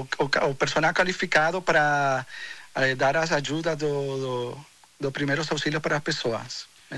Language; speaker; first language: Portuguese; non-native, fluent; Spanish